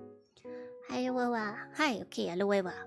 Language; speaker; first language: Japanese; non-native, learner; Filipino